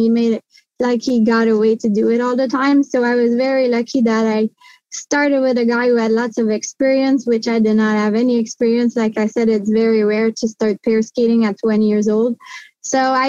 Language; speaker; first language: English; non-native, fluent; French